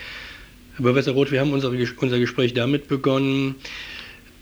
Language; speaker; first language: German; native; German